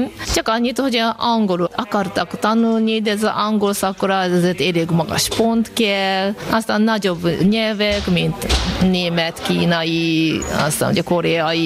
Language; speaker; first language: Hungarian; non-native, fluent; Japanese